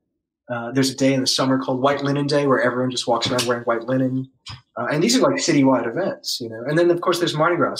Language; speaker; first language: English; native; English